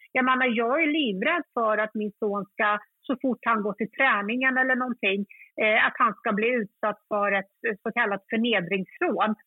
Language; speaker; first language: Swedish; early bilingual, other home language; Kurdish